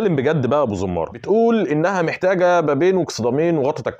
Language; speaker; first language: Arabic; native; Arabic